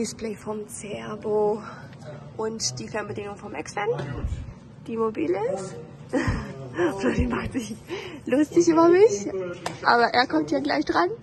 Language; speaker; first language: German; native; German